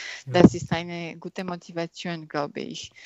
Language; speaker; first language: German; non-native, learner; French